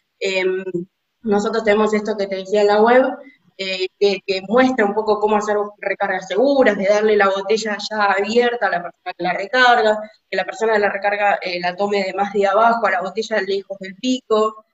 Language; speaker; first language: Spanish; native; Spanish